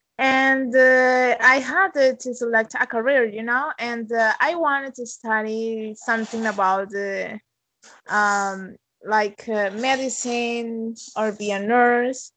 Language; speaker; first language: English; non-native, fluent; Spanish